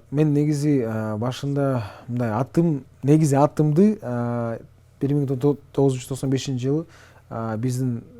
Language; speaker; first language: Kyrgyz; non-native, local second language; Russian